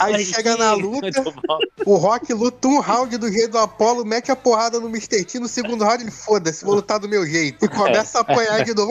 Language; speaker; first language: Portuguese; native; Portuguese